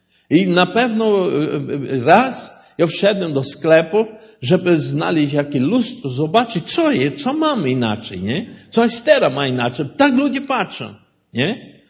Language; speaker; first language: Polish; non-native, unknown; Portuguese